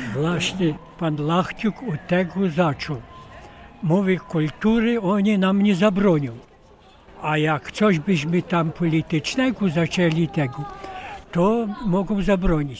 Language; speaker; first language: Polish; non-native, local second language; Ukrainian